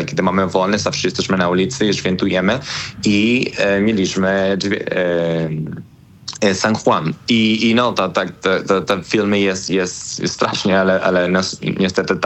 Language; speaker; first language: Polish; non-native, learner; Spanish